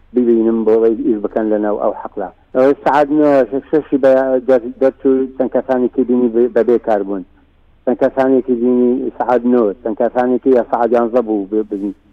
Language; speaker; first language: Central Kurdish; non-native, local second language; Assyrian Neo-Aramaic